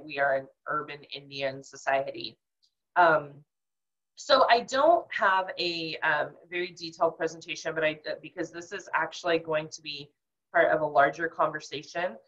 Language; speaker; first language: English; native; English